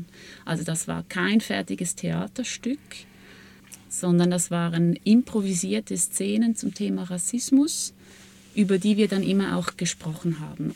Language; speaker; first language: German; native; German